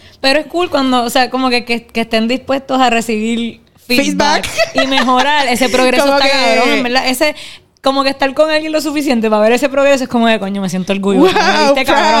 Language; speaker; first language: Spanish; native; Spanish